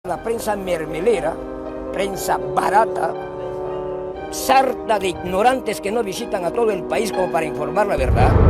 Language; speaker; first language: Spanish; non-native, local second language; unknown